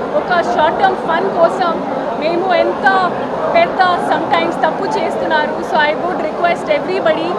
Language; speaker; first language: Telugu; non-native, learner; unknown